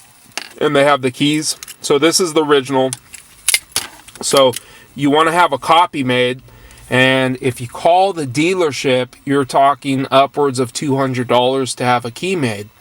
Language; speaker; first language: English; native; English